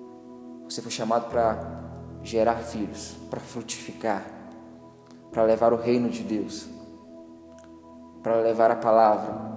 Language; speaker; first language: Portuguese; native; Portuguese